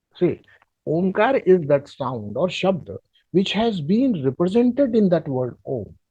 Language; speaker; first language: English; non-native, local second language; Hindi